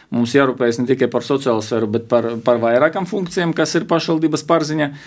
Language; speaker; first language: Latvian; non-native, local second language; Russian